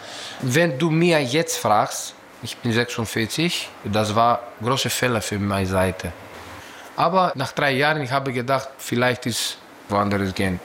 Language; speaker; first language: German; non-native, learner; Greek